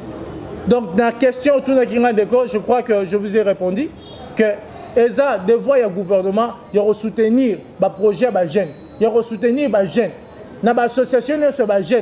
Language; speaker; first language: French; non-native, local second language; Lingala